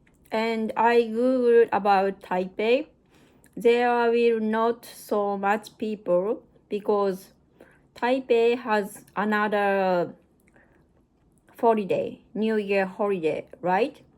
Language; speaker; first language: English; non-native, learner; Japanese